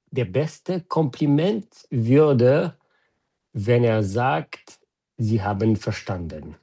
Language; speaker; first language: German; non-native, fluent; French